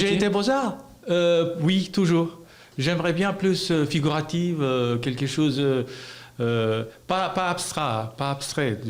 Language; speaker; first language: French; non-native, learner; Albanian